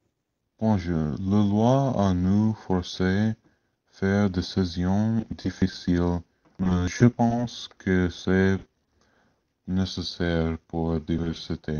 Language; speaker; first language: French; non-native, learner; English